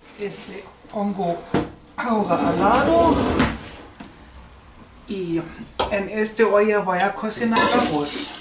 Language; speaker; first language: Spanish; non-native, fluent; Swedish